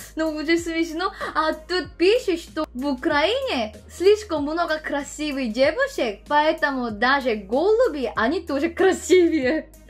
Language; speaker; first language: Russian; non-native, learner; Korean